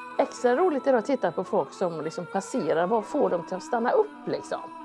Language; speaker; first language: Swedish; native; Swedish